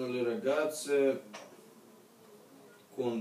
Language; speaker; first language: Italian; non-native, learner; Russian